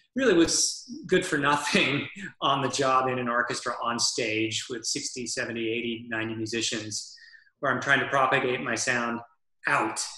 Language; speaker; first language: English; native; English